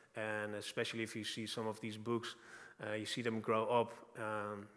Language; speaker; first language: English; non-native, fluent; Dutch